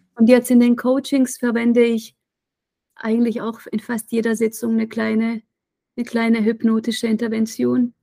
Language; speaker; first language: German; native; German